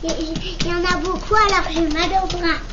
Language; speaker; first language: French; native; French